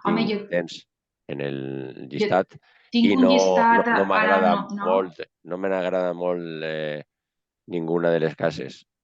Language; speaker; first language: Catalan; non-native, local second language; Spanish